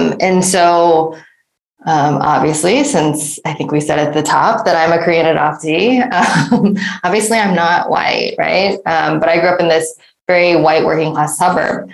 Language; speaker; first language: English; native; English